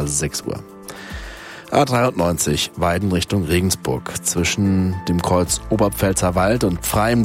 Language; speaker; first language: German; native; German